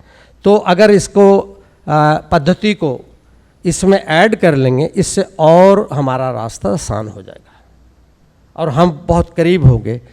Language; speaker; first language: Hindi; native; Hindi